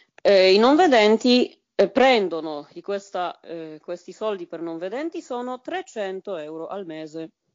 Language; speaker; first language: Italian; non-native, fluent; Polish